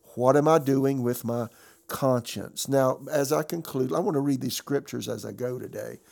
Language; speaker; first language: English; native; English